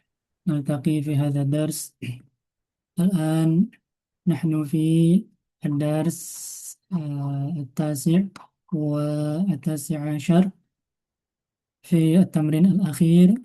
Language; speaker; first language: Arabic; non-native, fluent; Indonesian